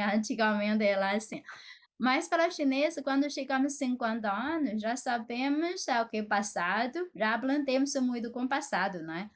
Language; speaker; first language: Portuguese; non-native, fluent; Chinese